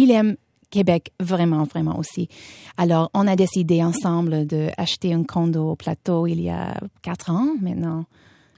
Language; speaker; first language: French; non-native, fluent; English